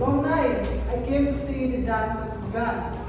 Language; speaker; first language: English; non-native, local second language; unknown